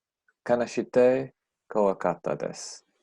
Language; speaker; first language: Japanese; non-native, learner; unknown